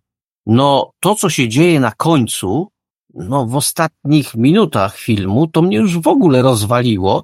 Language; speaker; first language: Polish; native; Polish